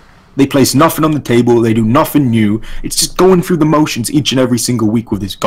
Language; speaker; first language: English; native; English